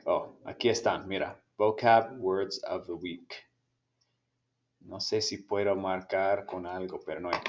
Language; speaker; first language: Spanish; non-native, fluent; English